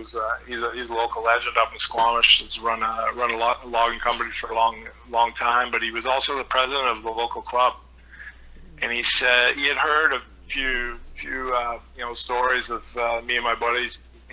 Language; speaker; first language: English; native; English